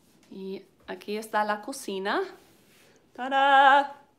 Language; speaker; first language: Spanish; non-native, learner; English